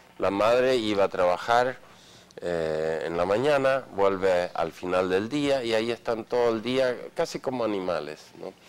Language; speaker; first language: Spanish; non-native, fluent; Swedish